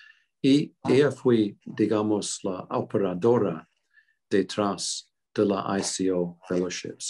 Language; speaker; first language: Spanish; non-native, fluent; English